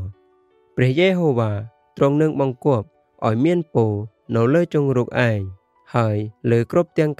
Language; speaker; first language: Khmer; native; Khmer